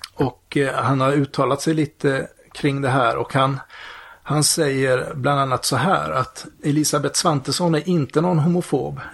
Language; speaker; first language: Swedish; native; Swedish